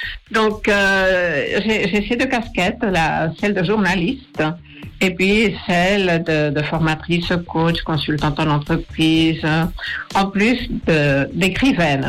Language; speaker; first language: French; non-native, fluent; Spanish